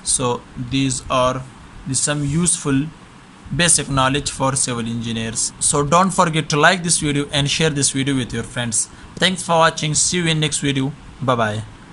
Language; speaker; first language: English; non-native, local second language; Urdu